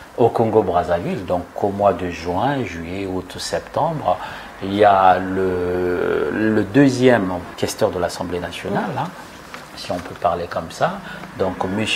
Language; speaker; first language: French; non-native, local second language; Lingala